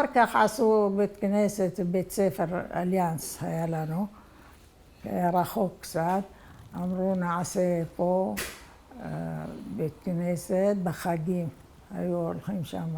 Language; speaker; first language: Hebrew; non-native, fluent; Arabic